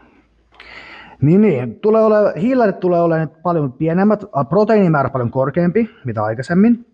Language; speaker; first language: Finnish; native; Finnish